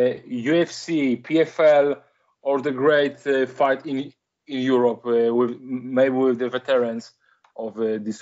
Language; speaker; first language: English; non-native, learner; Polish